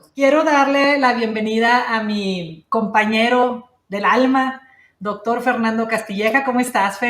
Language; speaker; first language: Spanish; native; Spanish